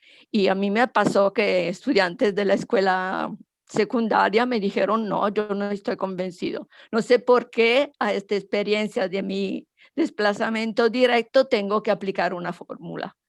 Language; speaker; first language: Spanish; non-native, fluent; Italian